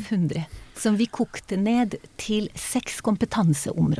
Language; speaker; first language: Norwegian; non-native, fluent; Hebrew